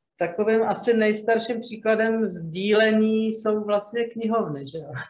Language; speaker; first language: Czech; native; Czech